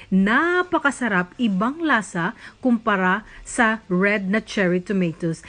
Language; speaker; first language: Filipino; native; Filipino